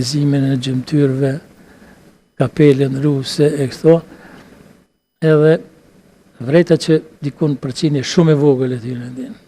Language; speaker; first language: Albanian; native; Albanian